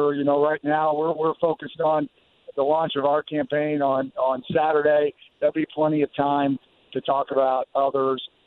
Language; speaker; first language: English; native; English